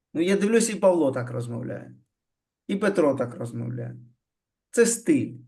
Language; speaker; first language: Ukrainian; non-native, local second language; Russian